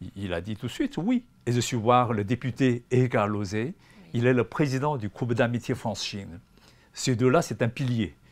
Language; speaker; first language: French; non-native, fluent; Chinese